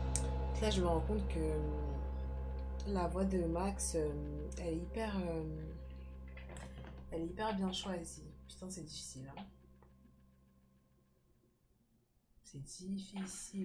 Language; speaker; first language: French; native; French